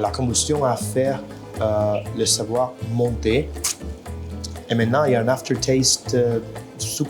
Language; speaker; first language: French; non-native, fluent; Spanish